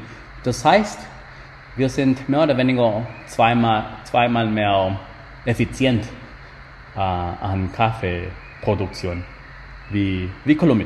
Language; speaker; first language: German; non-native, fluent; Spanish